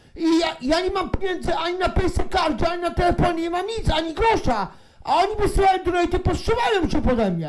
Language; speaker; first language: Polish; native; Polish